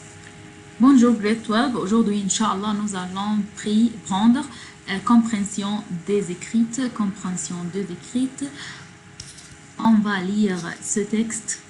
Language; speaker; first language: French; non-native, fluent; Arabic